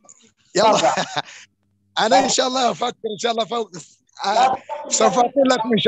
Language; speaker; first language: Arabic; non-native, learner; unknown